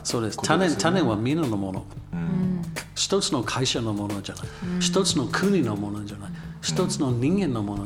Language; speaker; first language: Japanese; non-native, learner; English